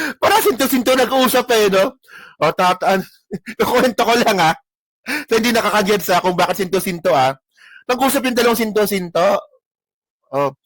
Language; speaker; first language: Filipino; non-native, local second language; Hiligaynon